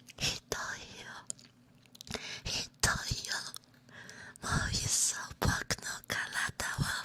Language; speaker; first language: Japanese; non-native, learner; Chinese